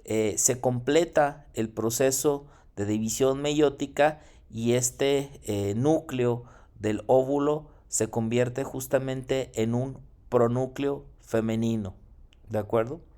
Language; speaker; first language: Spanish; native; Spanish